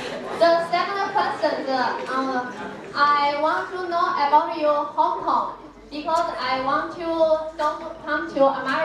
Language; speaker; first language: English; non-native, learner; Chinese